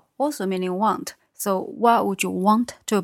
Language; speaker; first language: English; non-native, fluent; Chinese